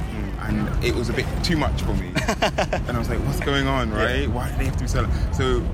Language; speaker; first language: English; native; English